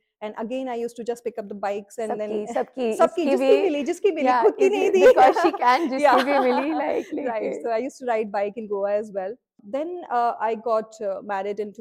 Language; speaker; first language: English; non-native, local second language; Hindi